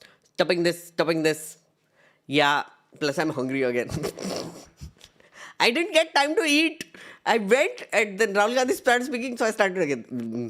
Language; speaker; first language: English; non-native, local second language; Hindi